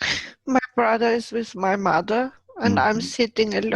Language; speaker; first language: English; non-native, fluent; German